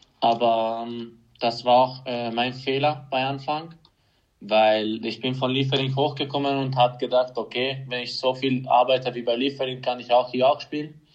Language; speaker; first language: German; non-native, fluent; Hungarian